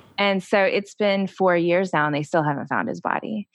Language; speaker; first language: English; native; English